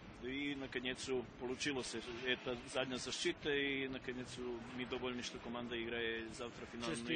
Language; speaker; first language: Russian; non-native, learner; Serbian